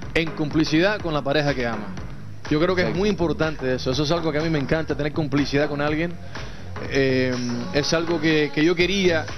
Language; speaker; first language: Spanish; native; Spanish